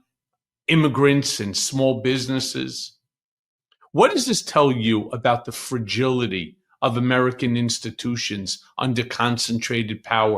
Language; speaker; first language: English; native; English